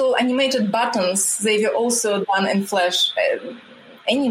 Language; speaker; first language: English; non-native, fluent; Russian